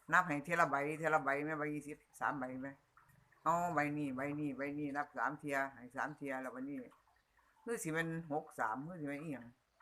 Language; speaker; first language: Thai; native; Thai